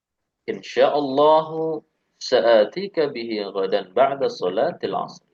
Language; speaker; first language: Arabic; non-native, fluent; Indonesian